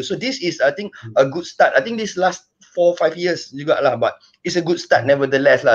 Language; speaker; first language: English; non-native, local second language; Malay